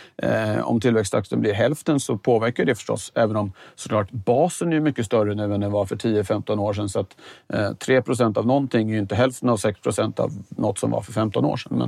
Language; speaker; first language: Swedish; native; Swedish